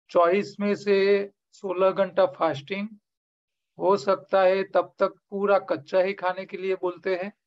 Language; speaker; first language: Hindi; non-native, local second language; Gujarati